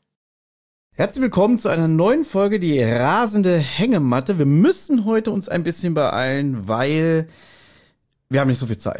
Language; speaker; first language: German; native; German